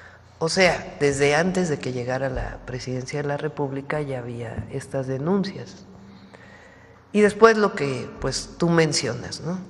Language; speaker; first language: Spanish; native; Spanish